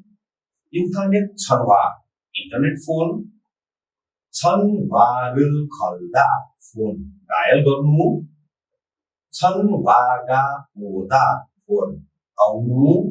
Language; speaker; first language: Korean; non-native, fluent; Nepali